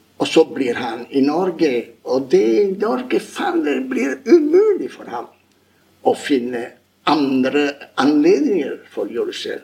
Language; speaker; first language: Norwegian; non-native, fluent; Italian